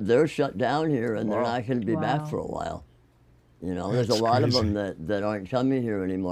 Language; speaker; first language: English; native; English